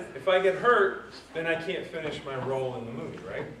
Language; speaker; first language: English; early bilingual, other home language; Spanish